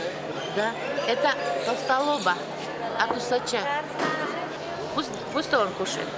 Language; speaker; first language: Russian; non-native, local second language; Uzbek